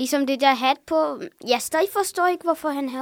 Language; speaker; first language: Danish; early bilingual, other home language; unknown